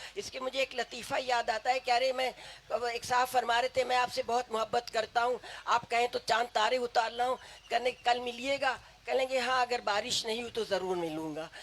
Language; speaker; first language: Urdu; native; Urdu